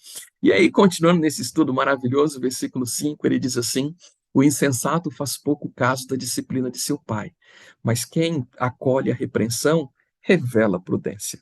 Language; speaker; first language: Portuguese; native; Portuguese